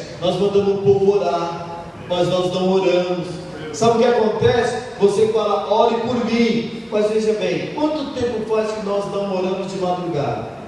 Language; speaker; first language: Portuguese; native; Portuguese